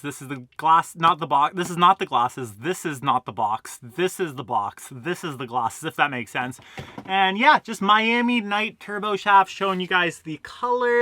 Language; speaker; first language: English; native; English